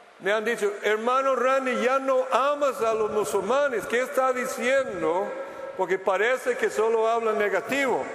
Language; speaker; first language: Spanish; non-native, fluent; English